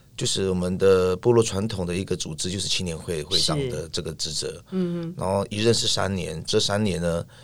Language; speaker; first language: Chinese; non-native, local second language; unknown